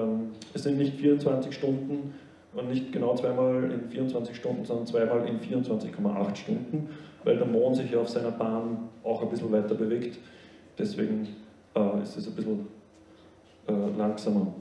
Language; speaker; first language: German; native; German